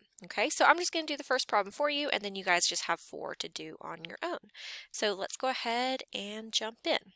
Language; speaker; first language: English; native; English